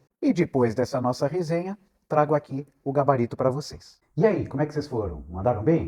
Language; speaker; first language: Portuguese; native; Portuguese